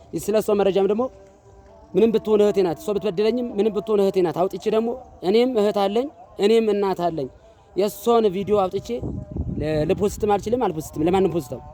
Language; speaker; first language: Amharic; non-native, local second language; Sebat Bet Gurage